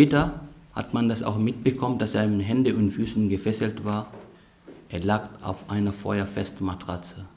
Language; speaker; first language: German; non-native, fluent; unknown